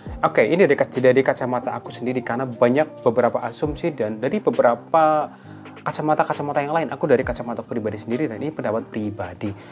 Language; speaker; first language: Indonesian; native; Indonesian